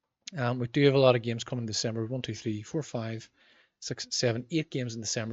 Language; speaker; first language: English; native; English